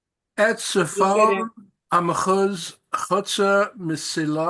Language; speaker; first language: Hebrew; non-native, learner; English